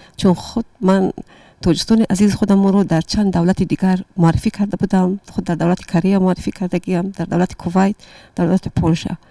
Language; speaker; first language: Tajik; native; Tajik